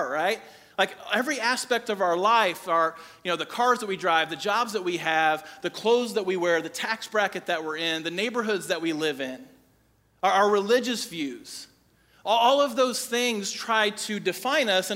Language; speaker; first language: English; native; English